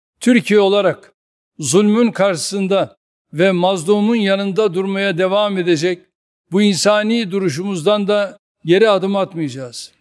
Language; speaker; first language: Turkish; native; Turkish